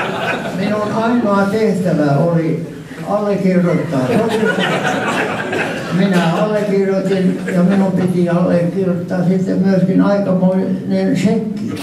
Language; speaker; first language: Finnish; non-native, local second language; Swedish